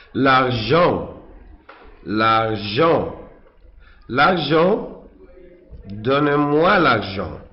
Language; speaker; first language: French; non-native, fluent; Arabic